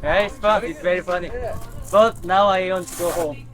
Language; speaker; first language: English; non-native, learner; Korean